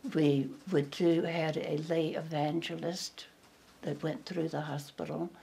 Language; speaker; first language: English; native; English